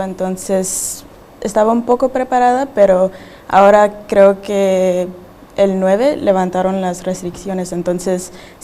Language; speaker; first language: Spanish; early bilingual, heritage; Spanish